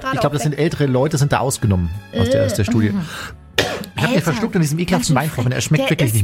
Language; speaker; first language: German; native; German